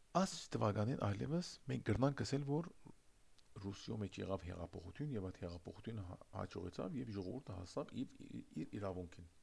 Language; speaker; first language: Armenian; early bilingual, heritage; Armenian